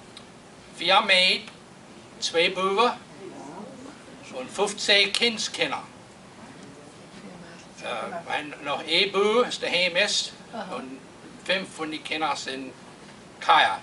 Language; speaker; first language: German; early bilingual, heritage; Pennsylvania German